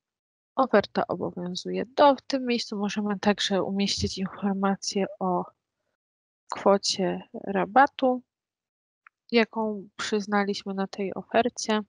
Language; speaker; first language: Polish; native; Polish